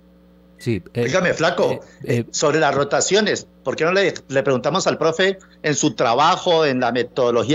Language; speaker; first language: Spanish; native; Spanish